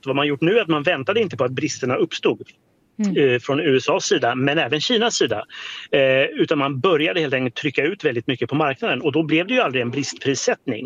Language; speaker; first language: Swedish; native; Swedish